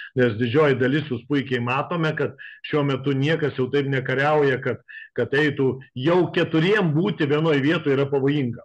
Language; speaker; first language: Lithuanian; native; Lithuanian